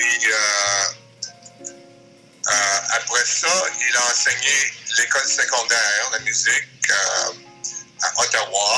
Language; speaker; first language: French; early bilingual, other home language; English